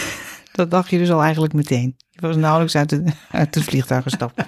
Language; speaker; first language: Dutch; native; Dutch